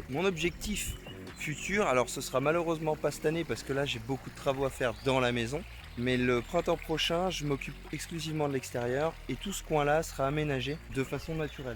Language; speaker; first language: French; native; French